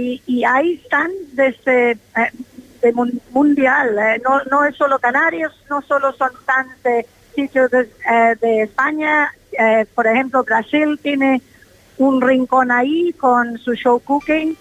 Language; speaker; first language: Spanish; non-native, fluent; English